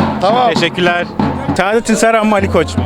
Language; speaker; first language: Turkish; native; Turkish